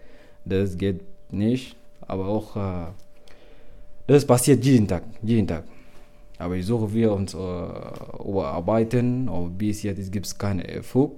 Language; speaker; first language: German; non-native, learner; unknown